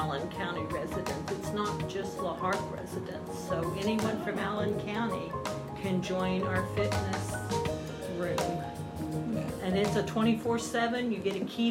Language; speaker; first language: English; native; English